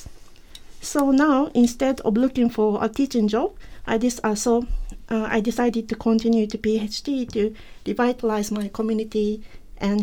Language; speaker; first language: English; non-native, fluent; Japanese